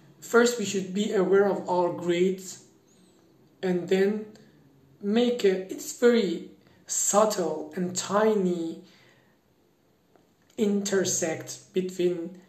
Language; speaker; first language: English; non-native, fluent; Persian